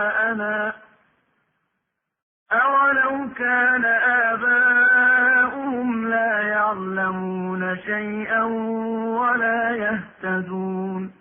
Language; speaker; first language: Arabic; native; Arabic